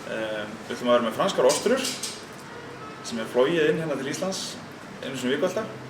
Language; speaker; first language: Icelandic; native; Icelandic